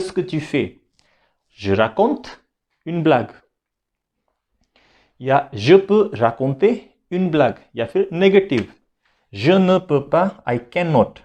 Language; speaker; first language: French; non-native, fluent; Hindi